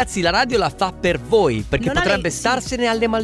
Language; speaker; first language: Italian; native; Italian